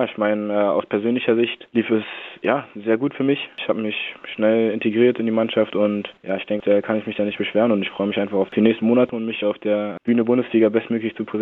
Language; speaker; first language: German; native; German